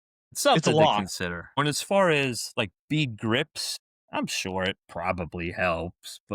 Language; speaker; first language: English; native; English